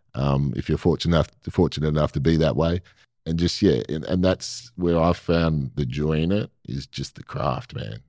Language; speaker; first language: English; native; English